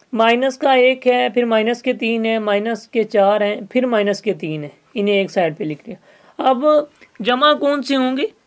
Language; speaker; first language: Urdu; non-native, local second language; Sindhi